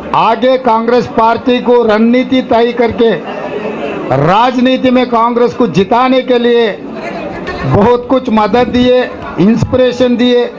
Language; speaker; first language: Hindi; non-native, local second language; Telugu